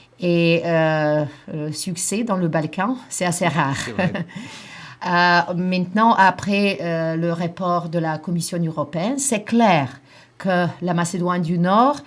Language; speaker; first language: French; non-native, fluent; Macedonian